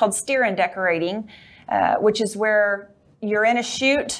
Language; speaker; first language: English; native; English